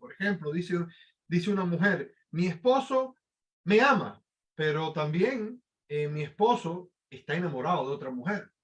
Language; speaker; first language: Spanish; native; Spanish